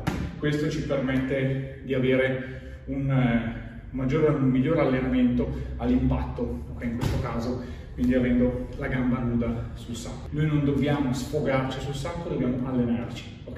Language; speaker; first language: Italian; native; Italian